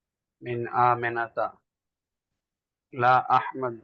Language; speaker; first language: Arabic; non-native, learner; Urdu